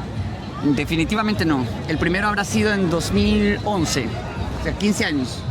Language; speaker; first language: Spanish; native; Spanish